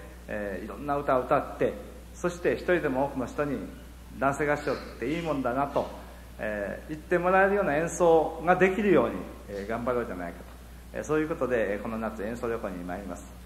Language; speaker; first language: Japanese; native; Japanese